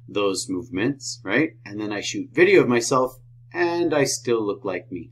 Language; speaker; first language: English; native; English